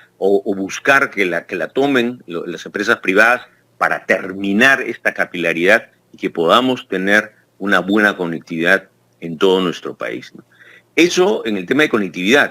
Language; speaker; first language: Spanish; native; Spanish